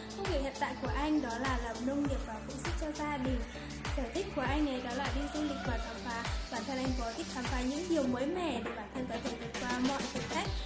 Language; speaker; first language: Vietnamese; non-native, local second language; Hmong